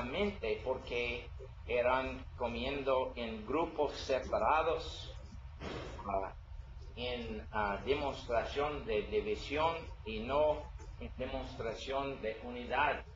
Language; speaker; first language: Spanish; non-native, learner; English